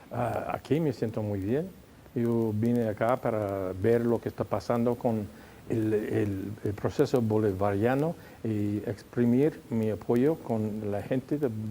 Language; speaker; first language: Spanish; non-native, fluent; English